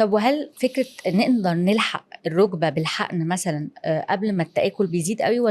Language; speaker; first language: Arabic; native; Arabic